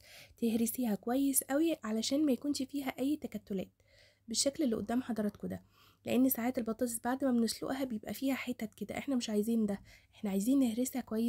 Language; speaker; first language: Arabic; native; Arabic